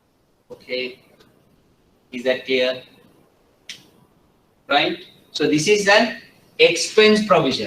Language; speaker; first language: English; non-native, local second language; Sinhala